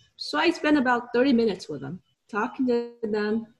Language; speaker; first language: English; non-native, fluent; Vietnamese